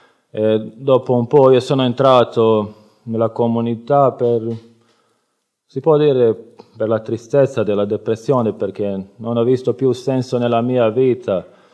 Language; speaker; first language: Italian; non-native, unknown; Bosnian